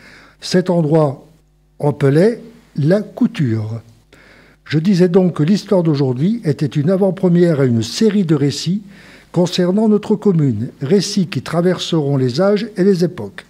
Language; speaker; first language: French; native; French